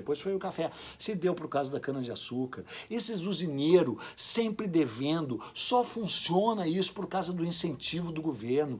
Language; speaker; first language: Portuguese; native; Portuguese